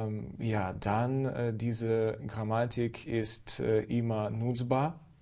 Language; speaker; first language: German; non-native, fluent; Ukrainian